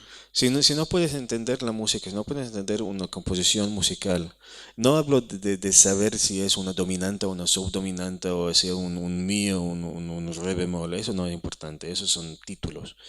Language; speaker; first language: Spanish; non-native, fluent; Hebrew